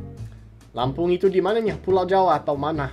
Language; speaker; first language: Indonesian; non-native, fluent; English